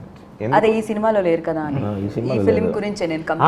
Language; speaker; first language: Telugu; native; Telugu